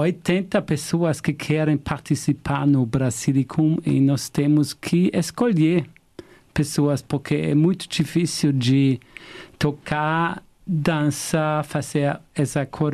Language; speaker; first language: Portuguese; non-native, fluent; German